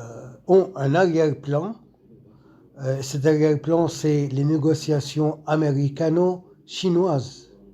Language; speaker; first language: French; non-native, local second language; Arabic